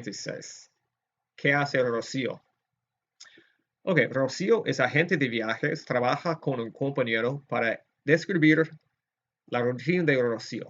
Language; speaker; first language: Spanish; non-native, fluent; English